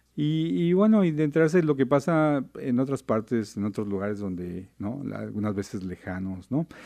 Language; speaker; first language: Spanish; native; Spanish